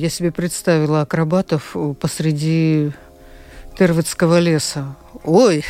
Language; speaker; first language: Russian; native; Russian